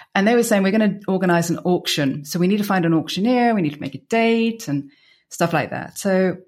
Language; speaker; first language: English; native; English